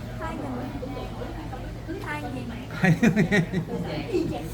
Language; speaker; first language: Vietnamese; native; Vietnamese